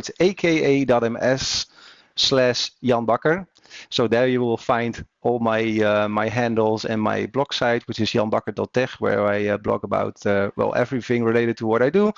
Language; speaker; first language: English; non-native, fluent; Dutch